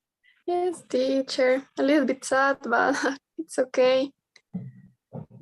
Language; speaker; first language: English; non-native, learner; Spanish